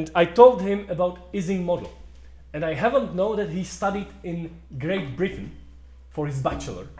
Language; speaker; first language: English; non-native, fluent; Czech